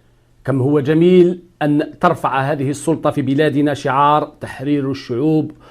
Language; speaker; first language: Arabic; native; Arabic